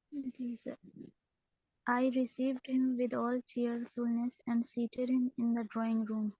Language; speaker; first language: English; non-native, local second language; Hindi